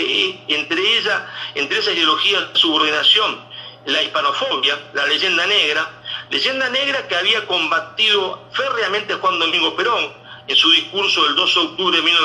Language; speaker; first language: Spanish; native; Spanish